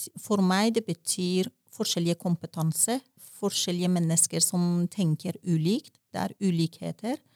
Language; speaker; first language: Norwegian; non-native, fluent; Persian